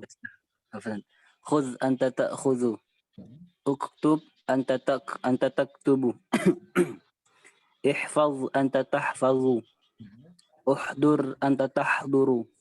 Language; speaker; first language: Arabic; non-native, learner; Indonesian